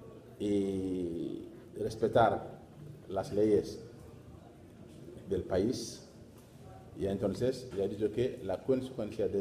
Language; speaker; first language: Spanish; non-native, fluent; Wolof